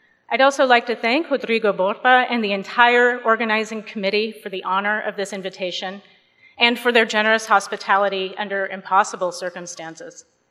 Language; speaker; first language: English; native; English